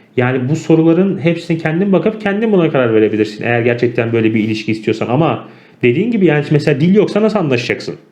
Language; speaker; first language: Turkish; native; Turkish